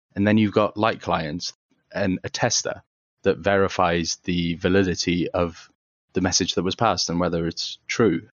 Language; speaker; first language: English; native; English